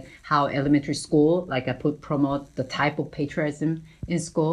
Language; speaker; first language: English; non-native, fluent; Korean